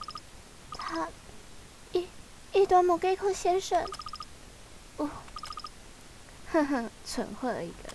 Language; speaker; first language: Chinese; native; Chinese